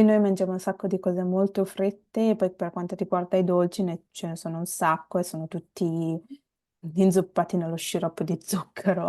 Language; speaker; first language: Italian; early bilingual, other home language; Bangla